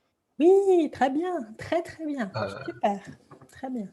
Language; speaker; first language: French; native; French